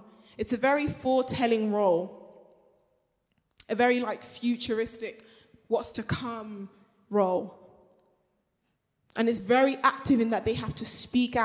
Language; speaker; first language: English; native; English